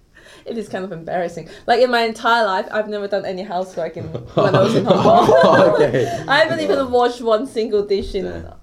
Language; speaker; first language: English; non-native, local second language; Cantonese